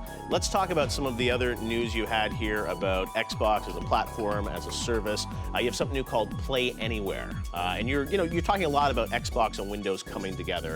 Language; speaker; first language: English; native; English